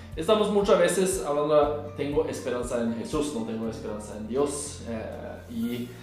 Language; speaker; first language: Spanish; non-native, learner; Norwegian